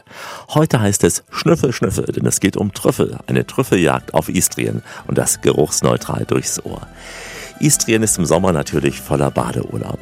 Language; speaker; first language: German; native; German